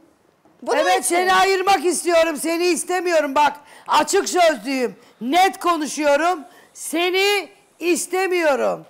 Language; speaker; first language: Turkish; native; Turkish